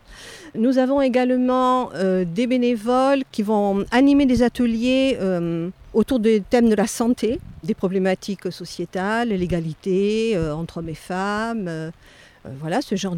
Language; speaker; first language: French; native; French